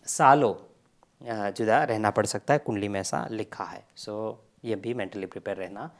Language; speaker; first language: Hindi; non-native, local second language; Gujarati